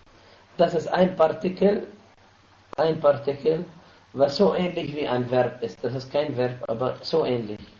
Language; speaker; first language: German; non-native, fluent; Arabic